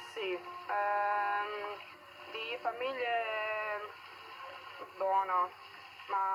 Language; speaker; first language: Italian; non-native, learner; Bosnian